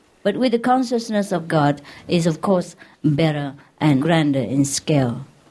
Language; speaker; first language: English; non-native, fluent; Vietnamese